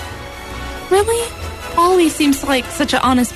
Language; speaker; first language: English; native; English